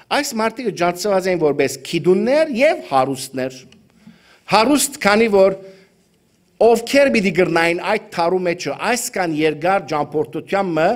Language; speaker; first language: Armenian; early bilingual, heritage; Armenian